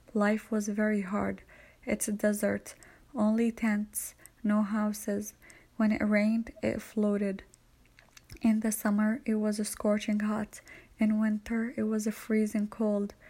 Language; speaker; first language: English; non-native, fluent; Arabic